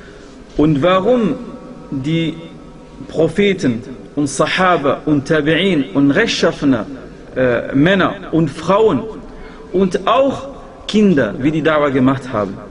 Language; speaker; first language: German; non-native, fluent; Arabic